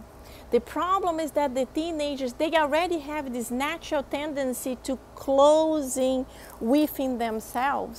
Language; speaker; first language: English; non-native, fluent; Portuguese